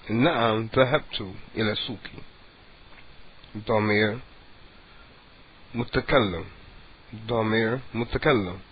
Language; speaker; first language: Arabic; non-native, fluent; English